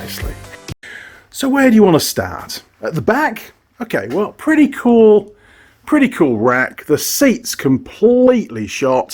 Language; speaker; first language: English; native; English